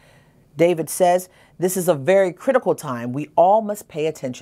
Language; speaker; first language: English; native; English